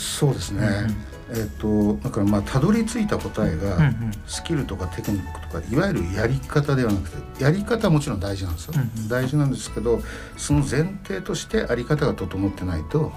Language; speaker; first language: Japanese; native; Japanese